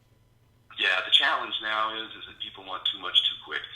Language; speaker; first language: English; native; English